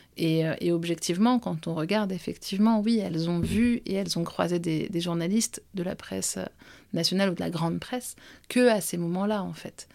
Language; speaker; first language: French; native; French